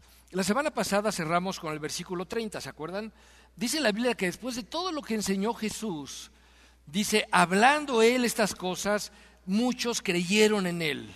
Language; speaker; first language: Spanish; native; Spanish